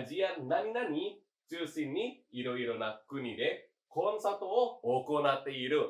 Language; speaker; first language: Japanese; non-native, fluent; Indonesian